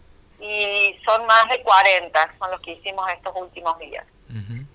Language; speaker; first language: Spanish; native; Spanish